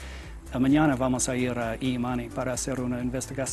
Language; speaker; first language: Spanish; non-native, learner; English